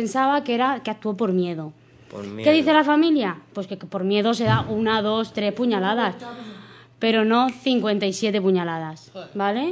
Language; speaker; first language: Spanish; native; Spanish